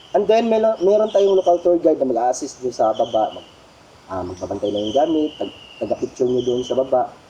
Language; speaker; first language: Filipino; non-native, local second language; Cebuano